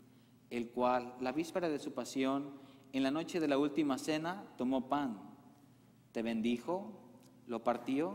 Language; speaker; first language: Spanish; native; Spanish